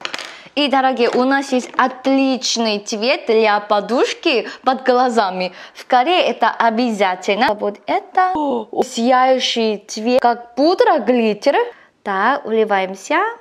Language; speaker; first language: Russian; non-native, learner; Korean